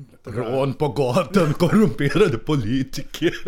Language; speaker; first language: Swedish; non-native, fluent; Portuguese